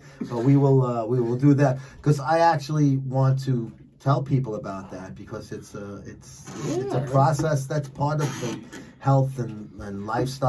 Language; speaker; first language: English; native; English